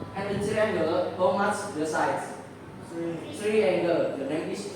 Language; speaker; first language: English; non-native, learner; Indonesian